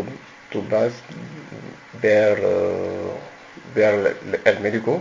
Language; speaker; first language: Spanish; non-native, learner; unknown